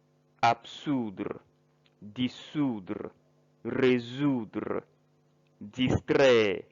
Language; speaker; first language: French; non-native, fluent; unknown